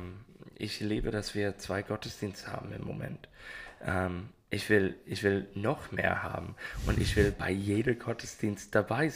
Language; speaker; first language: German; non-native, learner; English